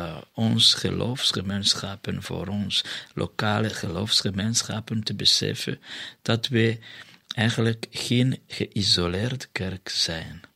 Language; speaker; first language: Dutch; non-native, fluent; Kinyarwanda